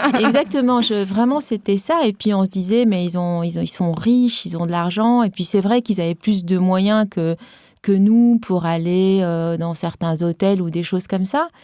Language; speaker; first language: French; non-native, local second language; Arabic